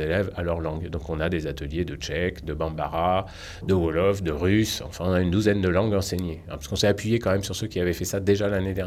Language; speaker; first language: French; native; French